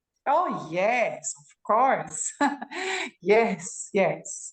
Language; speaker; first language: English; non-native, fluent; Greek